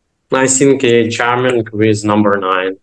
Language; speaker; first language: English; non-native, learner; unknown